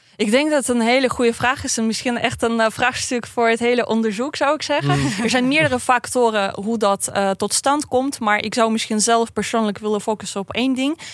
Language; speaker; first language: Dutch; non-native, fluent; Russian